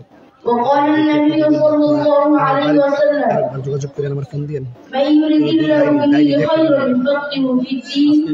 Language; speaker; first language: Arabic; non-native, learner; Bangla